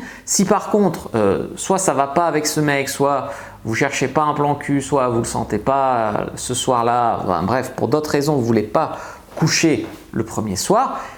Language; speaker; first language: French; native; French